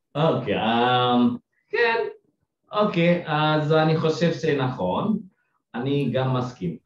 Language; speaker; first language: Hebrew; non-native, learner; Indonesian